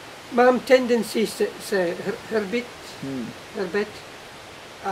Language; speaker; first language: Czech; non-native, learner; English